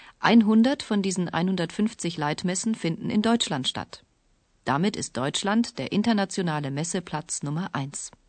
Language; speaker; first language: German; native; German